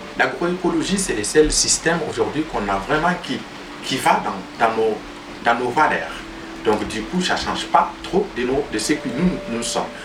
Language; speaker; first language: French; non-native, local second language; Tamasheq